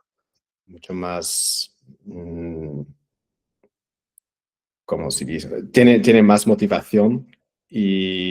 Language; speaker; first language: Spanish; non-native, fluent; English